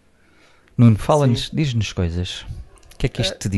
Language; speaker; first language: Portuguese; native; Portuguese